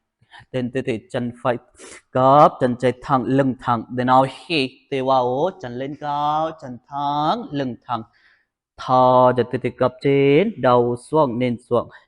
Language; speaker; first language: Vietnamese; non-native, learner; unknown